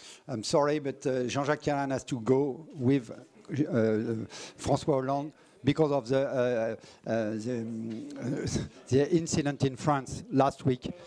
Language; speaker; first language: English; non-native, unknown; French